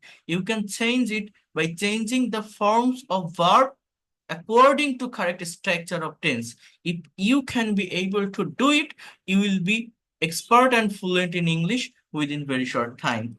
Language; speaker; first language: English; non-native, fluent; Bangla